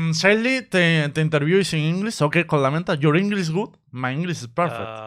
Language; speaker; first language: English; non-native, learner; Spanish